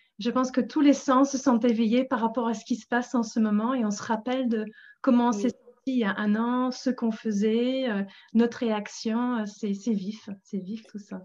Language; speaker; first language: French; non-native, fluent; English